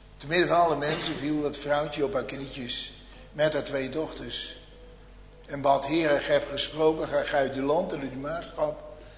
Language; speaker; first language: Dutch; native; Dutch